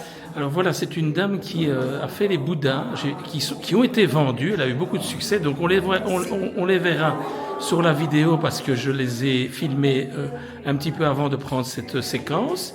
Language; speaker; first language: French; native; French